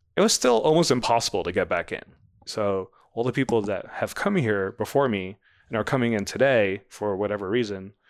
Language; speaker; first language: English; non-native, fluent; Dutch